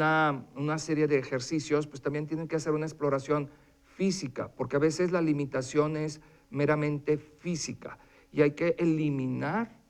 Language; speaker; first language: Spanish; native; Spanish